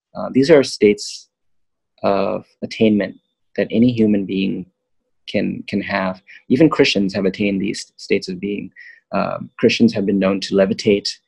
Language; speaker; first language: English; native; English